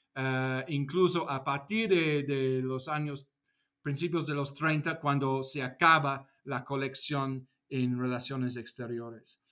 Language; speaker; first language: Spanish; non-native, fluent; English